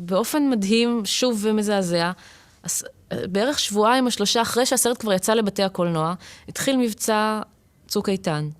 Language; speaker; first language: Hebrew; native; Hebrew